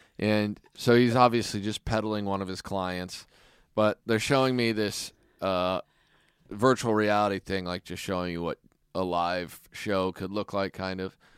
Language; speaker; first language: English; native; English